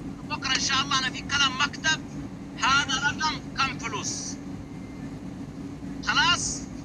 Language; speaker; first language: Arabic; native; Arabic